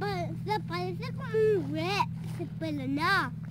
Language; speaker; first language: Spanish; early bilingual, heritage; Spanish